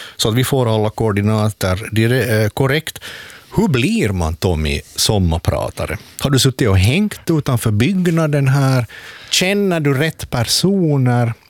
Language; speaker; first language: Swedish; native; Swedish